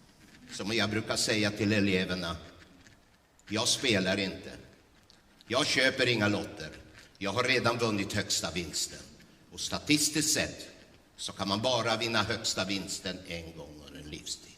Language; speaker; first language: Swedish; early bilingual, other home language; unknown